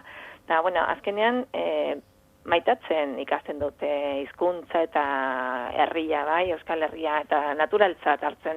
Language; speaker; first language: Basque; non-native, fluent; Spanish